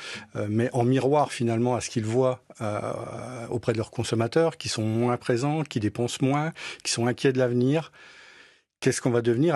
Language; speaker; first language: French; native; French